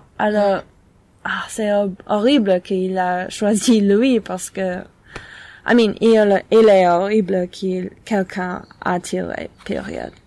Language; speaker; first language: French; non-native, learner; English